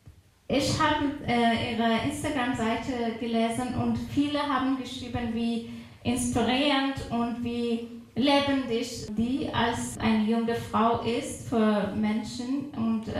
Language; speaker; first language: German; non-native, fluent; Persian